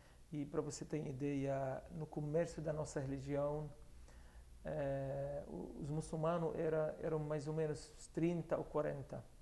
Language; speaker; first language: Portuguese; non-native, fluent; Arabic